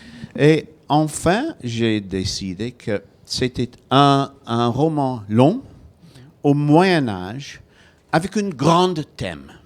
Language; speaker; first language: French; non-native, fluent; Welsh